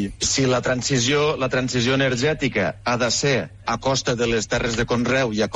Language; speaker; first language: Catalan; native; Catalan